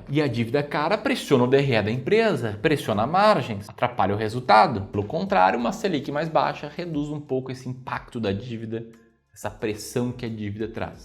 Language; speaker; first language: Portuguese; native; Portuguese